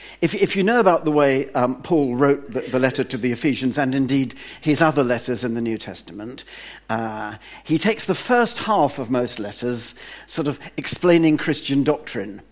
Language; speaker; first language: English; native; English